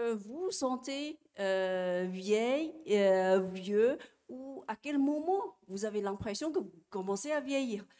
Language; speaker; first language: French; non-native, fluent; Chinese